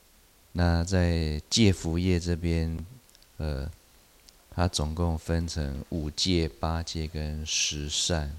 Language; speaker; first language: Chinese; native; Chinese